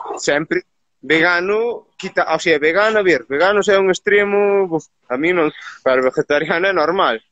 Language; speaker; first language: Galician; native; Galician